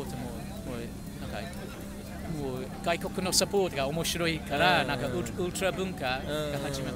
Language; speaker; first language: Japanese; non-native, fluent; English